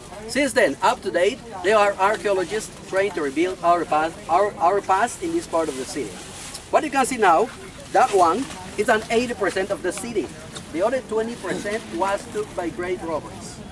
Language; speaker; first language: English; non-native, fluent; Spanish